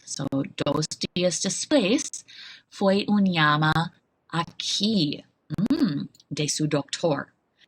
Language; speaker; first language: Spanish; non-native, fluent; English